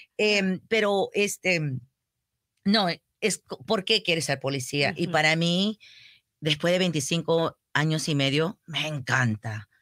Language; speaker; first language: Spanish; early bilingual, heritage; Spanish